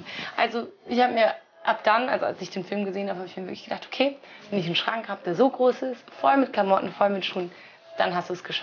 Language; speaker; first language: German; native; German